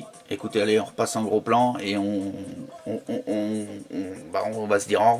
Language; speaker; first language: French; native; French